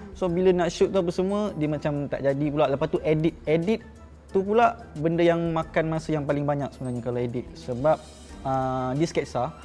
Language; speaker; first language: Malay; native; Malay